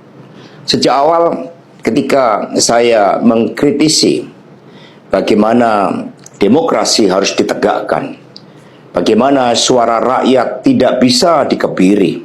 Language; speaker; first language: Indonesian; native; Indonesian